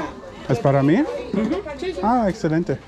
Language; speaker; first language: Spanish; non-native, learner; German